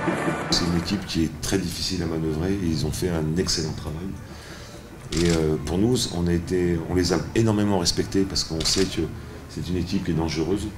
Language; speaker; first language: French; native; French